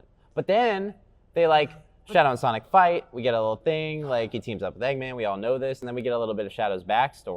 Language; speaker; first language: English; native; English